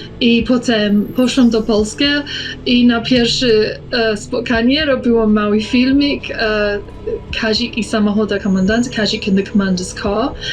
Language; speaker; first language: Polish; early bilingual, heritage; English